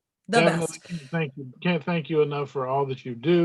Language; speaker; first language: English; native; English